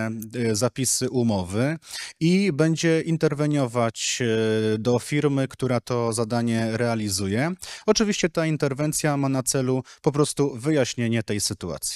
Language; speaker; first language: Polish; native; Polish